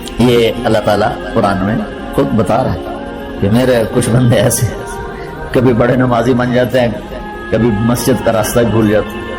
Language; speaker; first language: Urdu; non-native, local second language; Punjabi